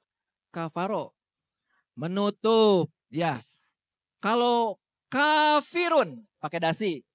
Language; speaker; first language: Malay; non-native, local second language; Sundanese